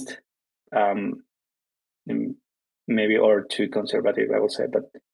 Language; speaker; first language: English; non-native, fluent; Spanish